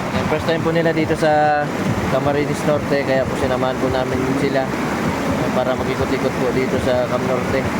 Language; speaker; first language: Filipino; non-native, local second language; Bikol